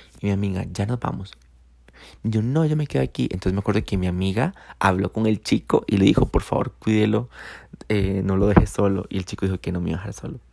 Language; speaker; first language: Spanish; native; Spanish